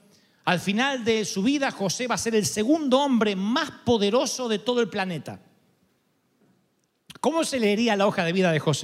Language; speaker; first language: Spanish; native; Spanish